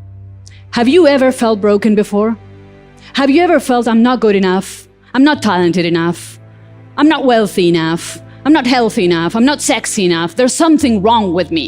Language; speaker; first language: English; non-native, fluent; Spanish